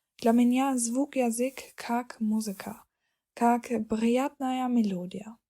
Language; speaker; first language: Russian; non-native, learner; German